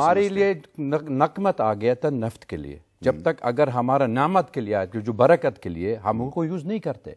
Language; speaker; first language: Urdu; non-native, learner; Arabic